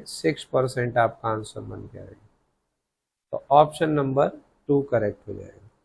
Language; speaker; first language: Hindi; native; Hindi